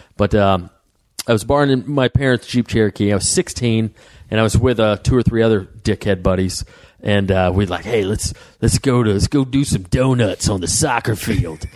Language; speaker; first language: English; native; English